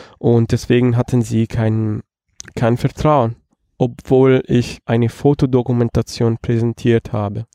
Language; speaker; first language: German; non-native, fluent; Italian